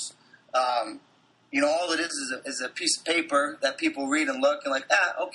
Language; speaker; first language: English; native; English